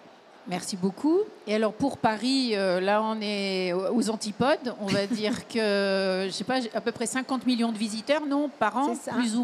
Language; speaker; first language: French; native; French